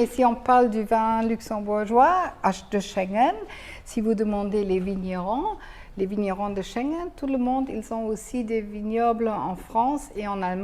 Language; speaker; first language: French; non-native, fluent; German